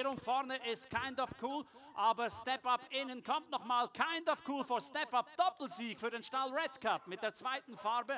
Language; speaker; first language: German; native; German